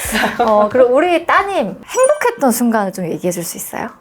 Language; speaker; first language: Korean; native; Korean